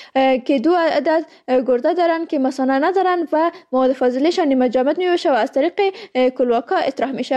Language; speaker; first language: Persian; native; Persian